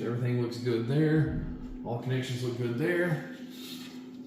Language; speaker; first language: English; native; English